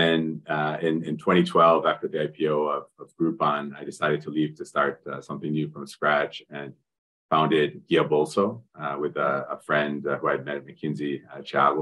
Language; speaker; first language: English; native; English